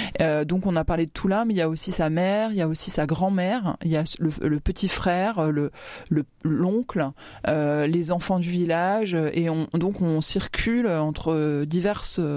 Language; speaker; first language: French; native; French